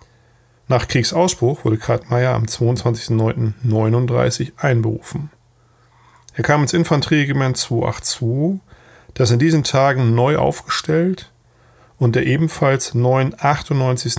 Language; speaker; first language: German; native; German